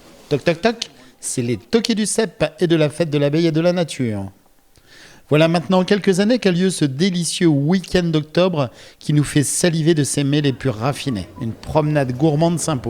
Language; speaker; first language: French; native; French